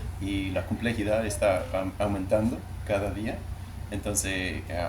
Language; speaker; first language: Spanish; non-native, learner; English